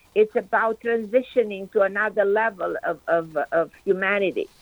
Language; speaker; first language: English; non-native, fluent; Romanian